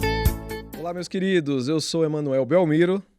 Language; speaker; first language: Portuguese; native; Portuguese